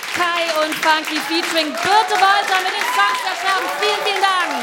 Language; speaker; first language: German; native; German